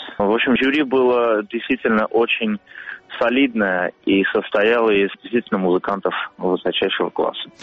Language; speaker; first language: Russian; non-native, local second language; Armenian